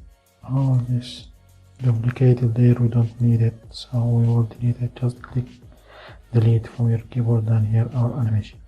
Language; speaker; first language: English; non-native, fluent; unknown